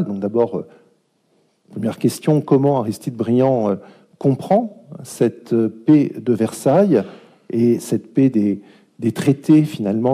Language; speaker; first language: French; native; French